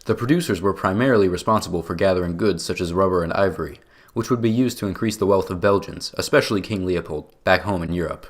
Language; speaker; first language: English; native; English